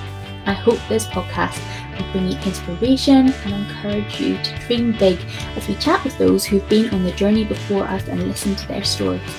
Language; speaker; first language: English; native; English